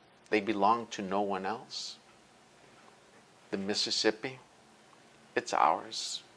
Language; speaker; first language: English; early bilingual, other home language; Spanish